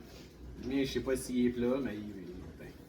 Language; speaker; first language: French; native; French